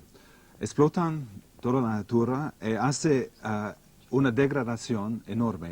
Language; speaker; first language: Spanish; non-native, fluent; English